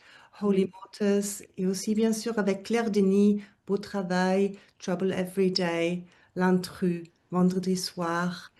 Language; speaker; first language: French; non-native, fluent; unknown